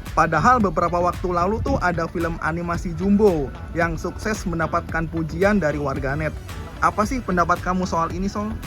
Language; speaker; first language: Indonesian; native; Indonesian